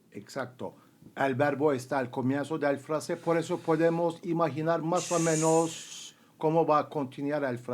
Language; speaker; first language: Spanish; non-native, fluent; Turkish